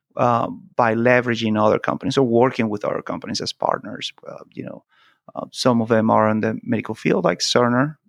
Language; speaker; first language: English; non-native, fluent; Spanish